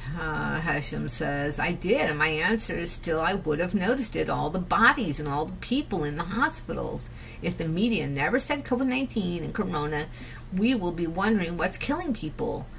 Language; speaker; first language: English; native; English